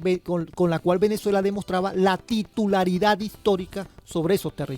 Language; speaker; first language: Spanish; native; Spanish